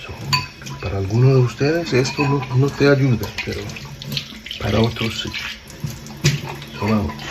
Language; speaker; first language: Spanish; early bilingual, heritage; English